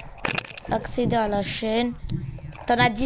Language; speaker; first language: French; native; French